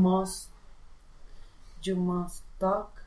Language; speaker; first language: English; non-native, learner; Spanish